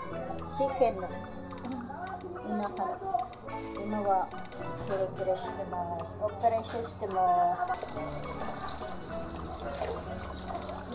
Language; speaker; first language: Japanese; non-native, learner; Filipino